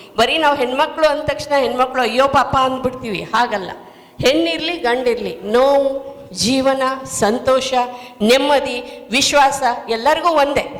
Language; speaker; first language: Kannada; native; Kannada